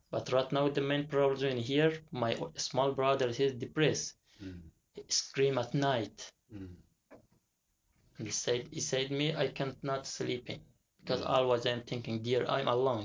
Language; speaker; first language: English; non-native, learner; Persian